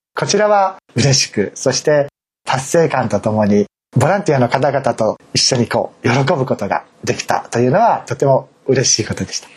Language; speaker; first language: Japanese; native; Japanese